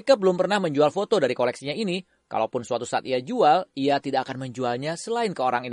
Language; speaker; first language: Indonesian; native; Indonesian